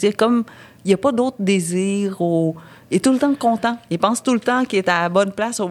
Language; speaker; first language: French; early bilingual, other home language; Vietnamese